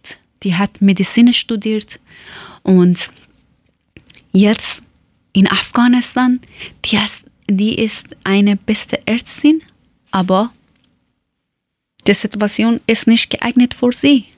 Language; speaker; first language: German; non-native, learner; Persian